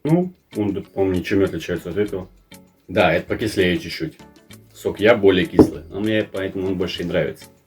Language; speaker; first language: Russian; native; Russian